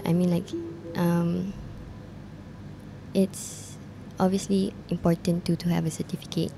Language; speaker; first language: English; non-native, local second language; Malay